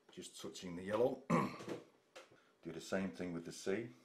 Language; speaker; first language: English; native; English